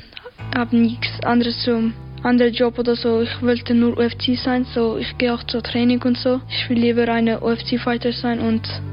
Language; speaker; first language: German; early bilingual, other home language; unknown